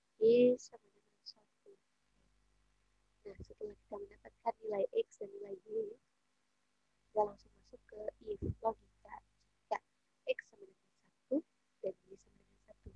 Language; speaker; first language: Indonesian; native; Indonesian